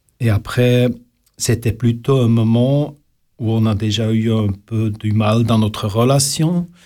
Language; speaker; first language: French; non-native, local second language; Swiss German